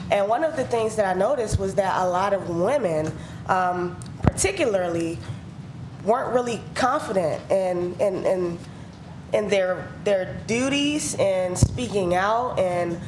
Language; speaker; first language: English; native; English